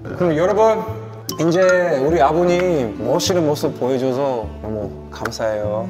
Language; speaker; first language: Korean; non-native, learner; English